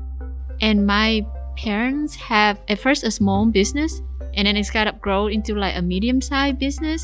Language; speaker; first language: English; non-native, fluent; Vietnamese